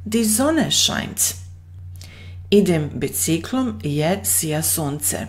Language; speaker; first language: German; non-native, fluent; Bosnian